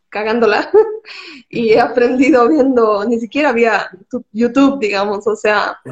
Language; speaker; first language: Spanish; native; Spanish